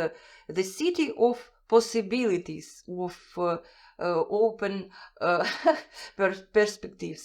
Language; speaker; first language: English; non-native, fluent; Russian